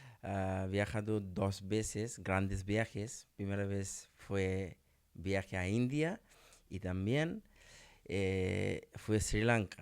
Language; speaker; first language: Spanish; non-native, learner; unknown